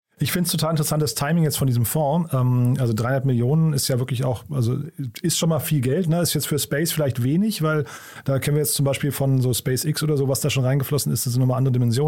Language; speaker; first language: German; native; German